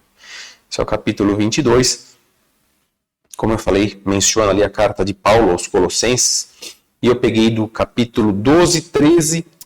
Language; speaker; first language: Portuguese; native; Portuguese